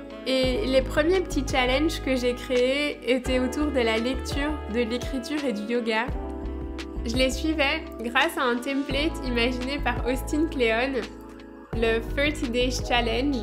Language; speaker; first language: French; native; French